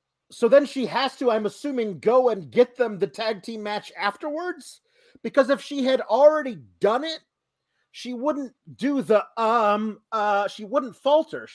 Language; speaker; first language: English; native; English